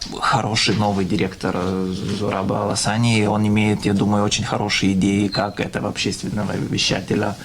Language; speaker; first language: Russian; non-native, fluent; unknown